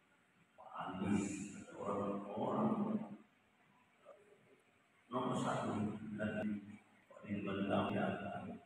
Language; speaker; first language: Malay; non-native, local second language; Javanese